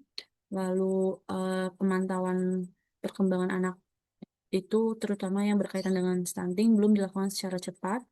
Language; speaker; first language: Indonesian; native; Indonesian